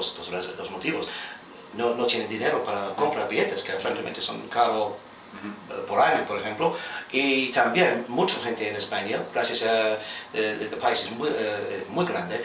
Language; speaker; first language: Spanish; non-native, fluent; English